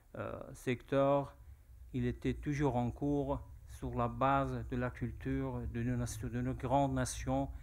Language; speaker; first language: French; non-native, fluent; Persian